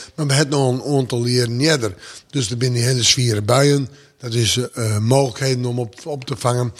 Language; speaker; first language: Dutch; non-native, local second language; Western Frisian